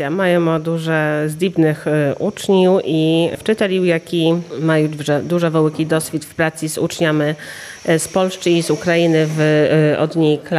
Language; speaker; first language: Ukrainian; early bilingual, heritage; Ukrainian